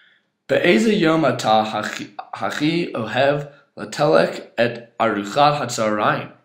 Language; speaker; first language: Hebrew; non-native, learner; English